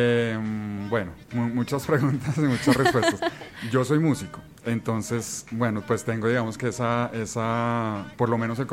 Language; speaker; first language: Spanish; native; Spanish